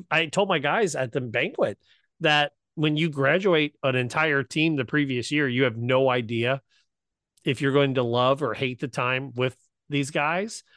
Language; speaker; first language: English; native; English